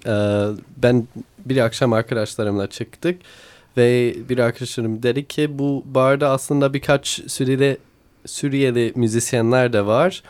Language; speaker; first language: Turkish; non-native, learner; English